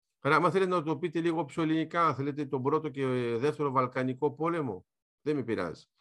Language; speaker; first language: Greek; early bilingual, heritage; Greek